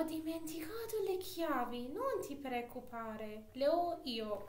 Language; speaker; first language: Italian; non-native, fluent; Persian